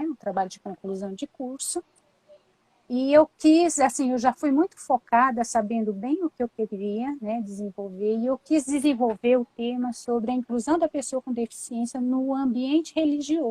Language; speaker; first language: Portuguese; native; Portuguese